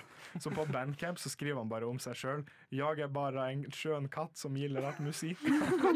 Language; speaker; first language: Norwegian; native; Norwegian